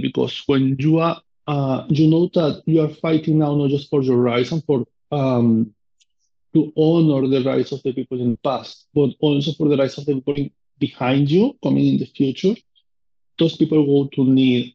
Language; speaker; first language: English; non-native, fluent; Spanish